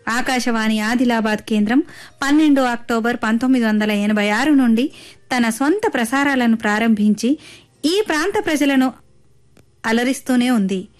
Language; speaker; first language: Telugu; native; Telugu